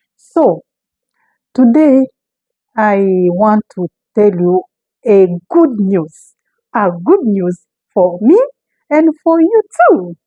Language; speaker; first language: English; non-native, fluent; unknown